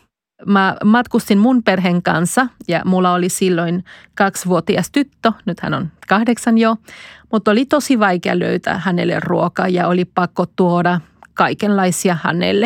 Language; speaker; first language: Finnish; non-native, fluent; Spanish